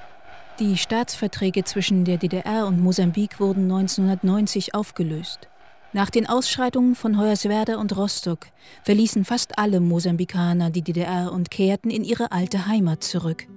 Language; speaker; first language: German; native; German